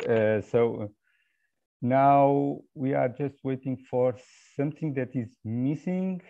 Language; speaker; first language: English; non-native, fluent; Portuguese